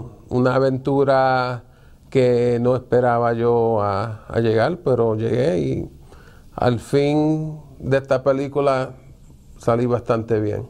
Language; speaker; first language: Spanish; early bilingual, heritage; Spanish